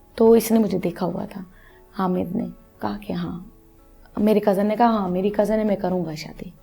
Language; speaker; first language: Urdu; non-native, local second language; Punjabi